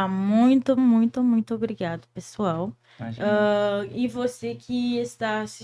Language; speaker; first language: Portuguese; non-native, fluent; Haitian Creole